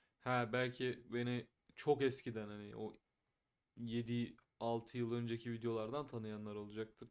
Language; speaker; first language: Turkish; native; Turkish